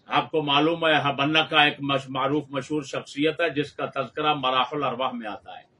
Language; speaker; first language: Urdu; non-native, local second language; Punjabi